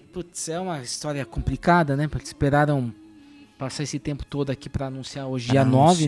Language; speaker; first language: Portuguese; native; Portuguese